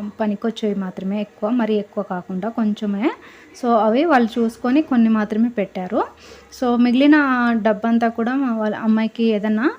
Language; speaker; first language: Telugu; non-native, local second language; Lambadi